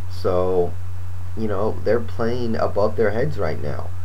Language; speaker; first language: English; native; English